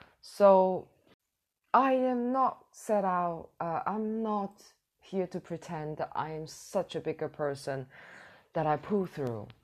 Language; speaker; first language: English; non-native, fluent; Cantonese